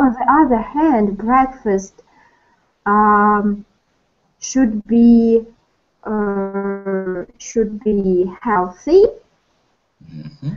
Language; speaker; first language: English; non-native, learner; Russian